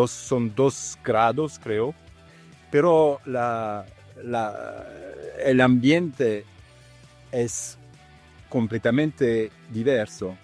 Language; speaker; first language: Spanish; non-native, learner; Italian